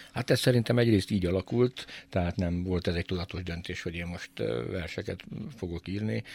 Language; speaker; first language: Hungarian; native; Hungarian